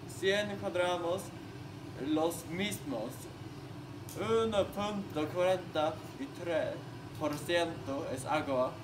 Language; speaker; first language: Spanish; non-native, learner; Swedish